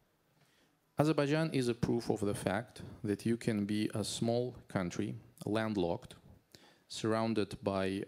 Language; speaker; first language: English; non-native, fluent; Azerbaijani